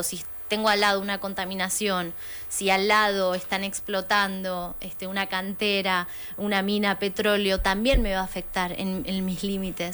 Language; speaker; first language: Spanish; native; Spanish